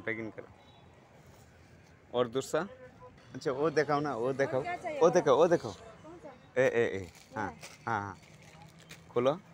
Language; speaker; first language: Hindi; non-native, learner; Bangla